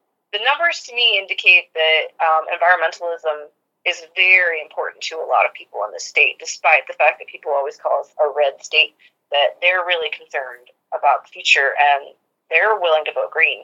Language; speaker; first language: English; native; English